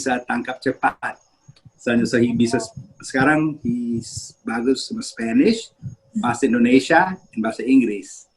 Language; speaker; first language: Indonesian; early bilingual, heritage; Indonesian